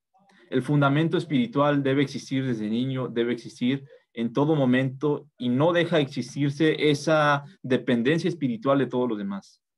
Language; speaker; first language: Spanish; native; Spanish